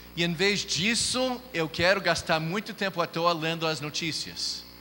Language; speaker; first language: Portuguese; non-native, fluent; English